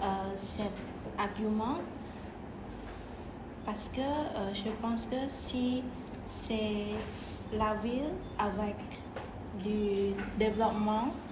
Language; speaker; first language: French; non-native, learner; Khmer